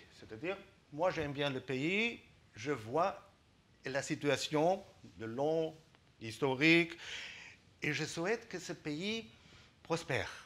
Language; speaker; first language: French; non-native, fluent; German